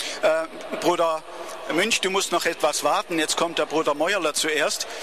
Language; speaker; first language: German; native; German